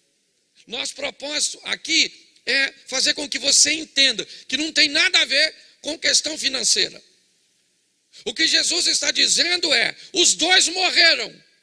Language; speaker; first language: Portuguese; native; Portuguese